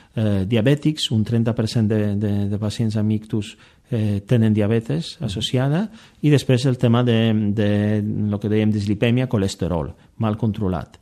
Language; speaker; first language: Catalan; non-native, fluent; Polish